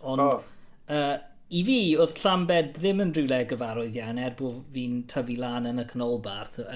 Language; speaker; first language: Welsh; non-native, local second language; English